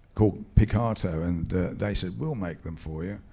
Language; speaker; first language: English; native; English